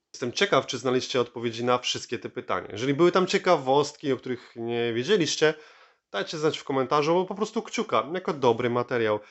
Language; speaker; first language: Polish; native; Polish